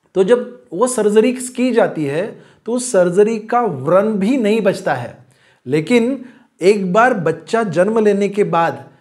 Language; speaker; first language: Hindi; non-native, local second language; Marathi